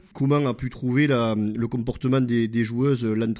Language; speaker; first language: French; native; French